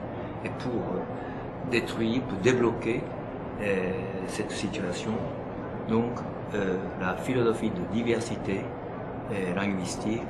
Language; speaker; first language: French; non-native, fluent; Japanese